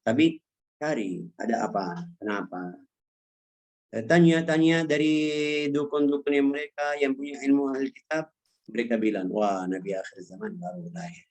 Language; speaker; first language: Indonesian; non-native, fluent; Arabic